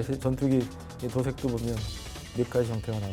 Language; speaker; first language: Korean; native; Korean